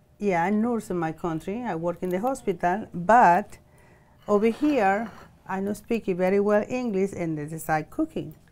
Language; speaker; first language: English; non-native, learner; Spanish